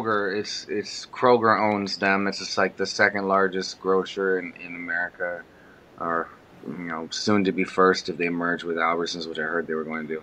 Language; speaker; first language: English; native; English